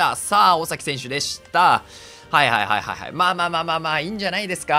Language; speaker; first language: Japanese; native; Japanese